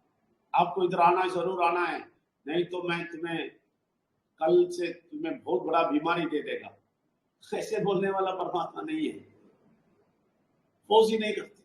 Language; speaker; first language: Hindi; non-native, local second language; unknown